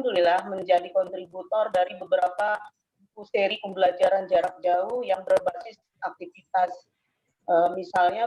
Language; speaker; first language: Indonesian; native; Indonesian